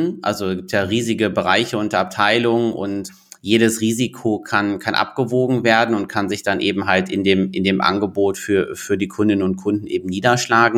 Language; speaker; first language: German; native; German